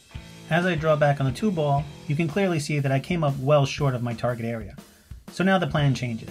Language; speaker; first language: English; native; English